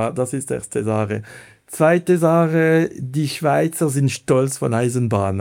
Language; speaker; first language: German; non-native, fluent; Italian